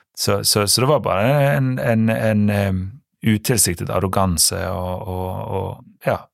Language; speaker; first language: Norwegian; native; Norwegian